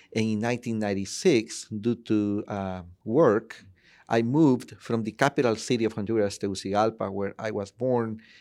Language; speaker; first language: English; non-native, fluent; Spanish